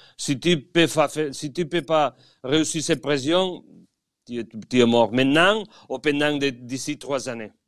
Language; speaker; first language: French; non-native, fluent; Spanish